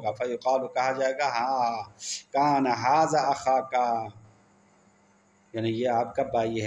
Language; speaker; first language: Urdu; non-native, local second language; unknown